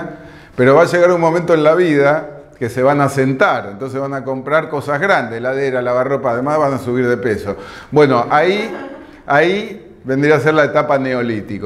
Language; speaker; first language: Spanish; native; Spanish